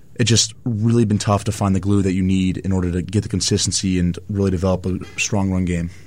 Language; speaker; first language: English; native; English